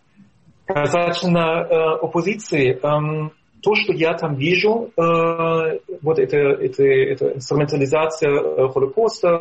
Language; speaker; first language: Russian; non-native, fluent; German